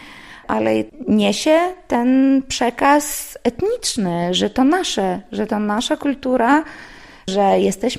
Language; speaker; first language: Polish; non-native, local second language; Lithuanian